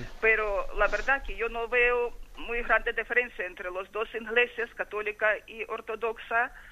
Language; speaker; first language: Spanish; non-native, learner; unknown